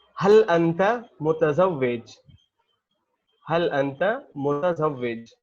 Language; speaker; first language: Arabic; non-native, fluent; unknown